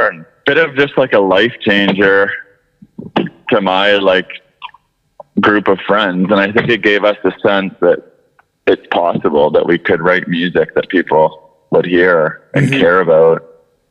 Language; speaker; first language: English; native; English